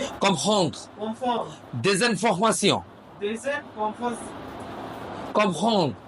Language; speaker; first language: French; non-native, fluent; Bangla